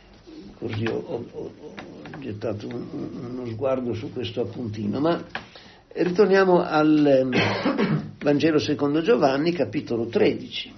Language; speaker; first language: Italian; native; Italian